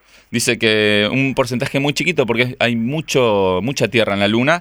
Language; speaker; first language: Spanish; native; Spanish